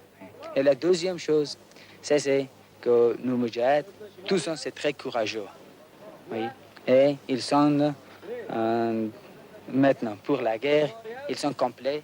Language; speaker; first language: French; non-native, learner; Persian